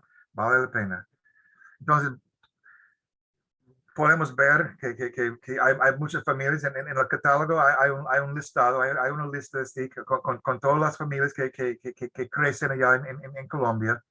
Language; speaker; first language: Spanish; non-native, fluent; English